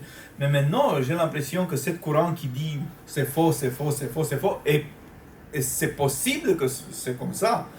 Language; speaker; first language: French; non-native, fluent; Romanian